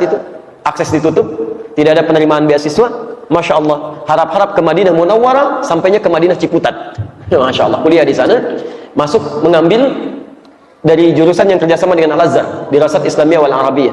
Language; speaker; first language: Indonesian; native; Indonesian